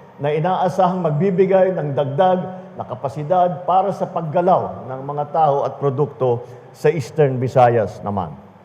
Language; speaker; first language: Filipino; native; Filipino